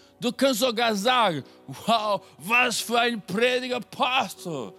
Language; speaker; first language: German; non-native, fluent; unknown